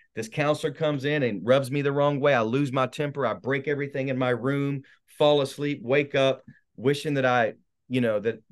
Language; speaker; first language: English; native; English